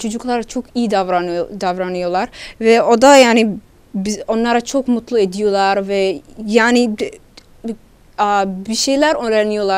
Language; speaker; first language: Turkish; non-native, learner; Somali